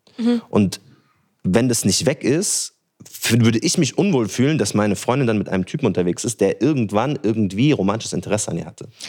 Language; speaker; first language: German; early bilingual, other home language; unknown